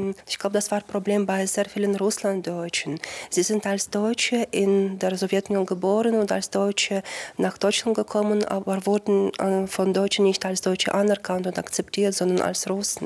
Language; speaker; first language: German; non-native, fluent; Russian